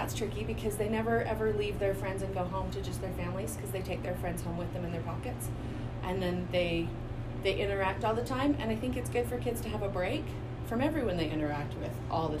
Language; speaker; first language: English; native; English